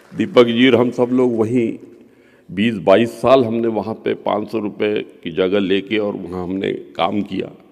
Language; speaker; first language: Hindi; non-native, local second language; Gondi